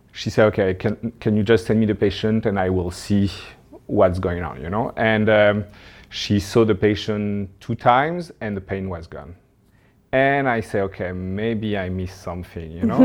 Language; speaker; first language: English; non-native, learner; French